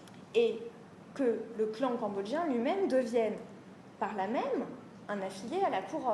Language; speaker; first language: French; native; French